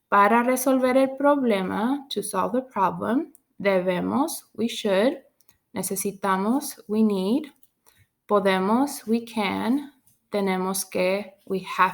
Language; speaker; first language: Spanish; non-native, fluent; English